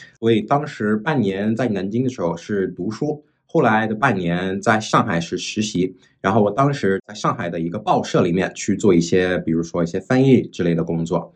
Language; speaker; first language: Chinese; non-native, fluent; English